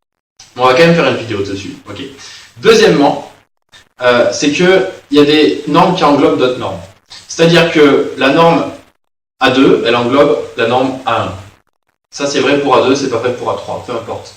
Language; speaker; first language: French; native; French